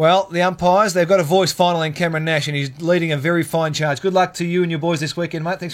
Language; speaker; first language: English; native; English